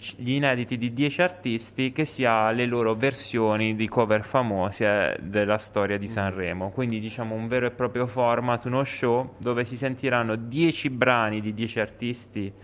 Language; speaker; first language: Italian; native; Italian